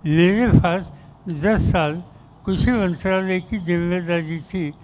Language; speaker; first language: Hindi; non-native, local second language; Marathi